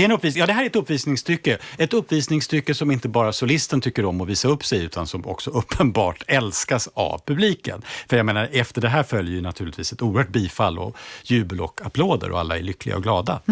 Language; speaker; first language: Swedish; native; Swedish